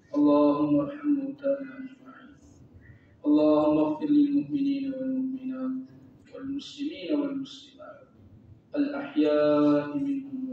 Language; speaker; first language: Arabic; non-native, fluent; Urdu